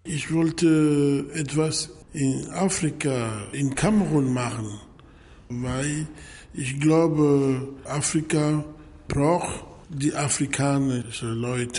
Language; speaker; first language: German; non-native, learner; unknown